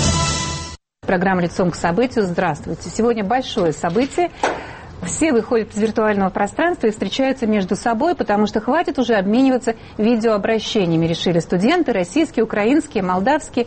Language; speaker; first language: Russian; native; Russian